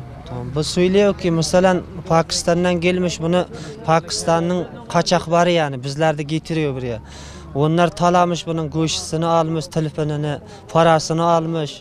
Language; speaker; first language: Turkish; non-native, learner; Uzbek